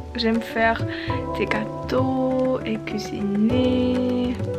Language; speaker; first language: French; non-native, learner; German